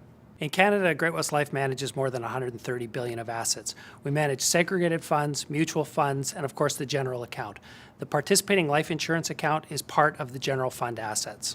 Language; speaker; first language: English; native; English